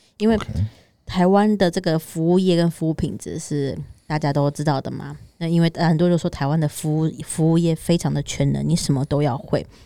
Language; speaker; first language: Chinese; native; Chinese